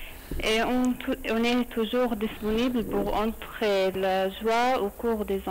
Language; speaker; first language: French; non-native, learner; Arabic